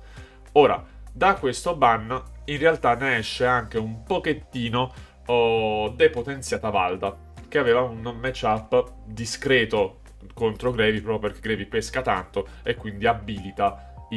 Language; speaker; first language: Italian; native; Italian